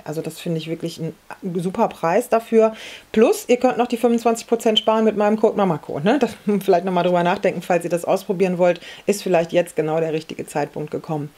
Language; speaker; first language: German; native; German